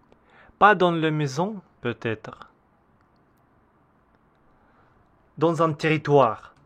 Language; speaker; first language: French; non-native, learner; Russian